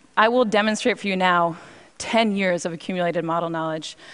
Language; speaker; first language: English; native; English